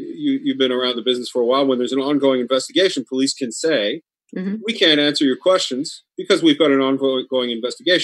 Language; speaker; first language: English; native; English